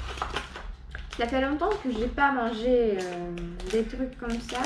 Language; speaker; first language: French; non-native, fluent; Russian